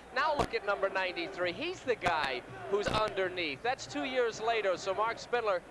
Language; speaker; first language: English; native; English